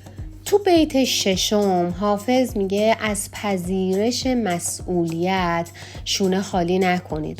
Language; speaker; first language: Persian; native; Persian